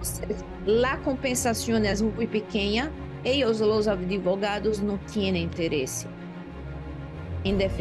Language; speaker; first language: Spanish; non-native, learner; Portuguese